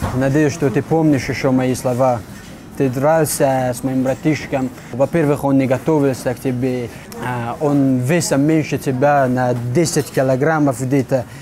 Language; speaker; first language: Russian; non-native, local second language; Tajik